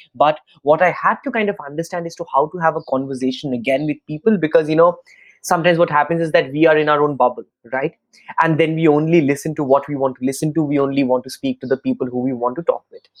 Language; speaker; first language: English; non-native, local second language; Bangla